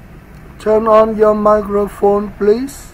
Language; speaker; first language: English; non-native, learner; Vietnamese